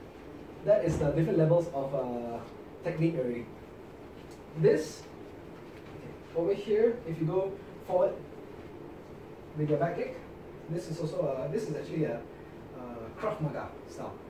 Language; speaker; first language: English; non-native, local second language; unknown